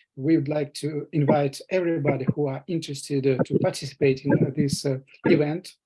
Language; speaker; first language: English; non-native, fluent; Russian